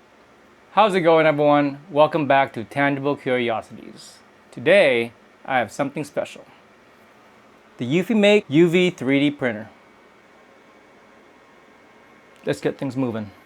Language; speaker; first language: English; native; English